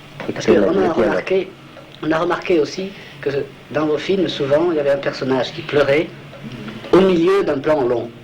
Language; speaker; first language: French; native; French